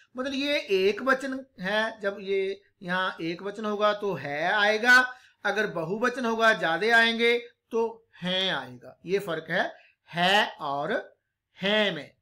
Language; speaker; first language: Hindi; non-native, local second language; Punjabi